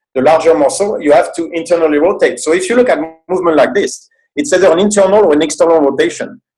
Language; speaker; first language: English; non-native, fluent; French